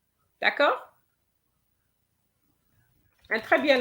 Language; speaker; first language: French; non-native, fluent; English